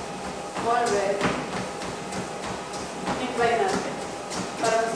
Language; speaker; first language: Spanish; non-native, fluent; Filipino